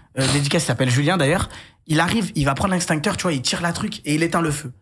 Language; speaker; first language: French; native; French